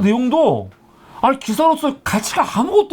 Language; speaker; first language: Korean; native; Korean